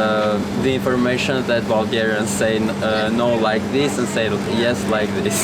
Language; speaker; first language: English; non-native, learner; Georgian